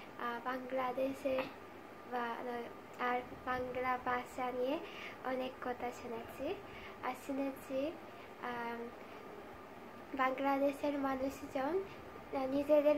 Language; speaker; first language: Bangla; non-native, fluent; Japanese